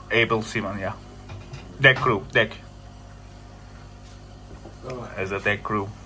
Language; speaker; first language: English; non-native, learner; Turkish